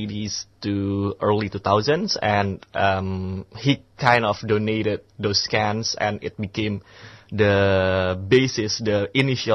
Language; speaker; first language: English; non-native, fluent; Indonesian